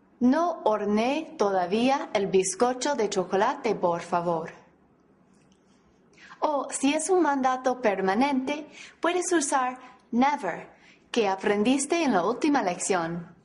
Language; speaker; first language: Spanish; non-native, fluent; English